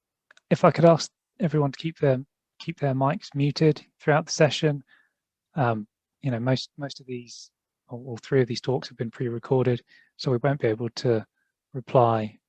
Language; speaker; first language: English; native; English